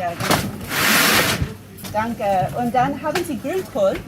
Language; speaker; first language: German; non-native, learner; English